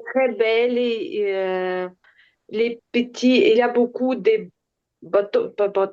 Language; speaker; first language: French; non-native, learner; Ukrainian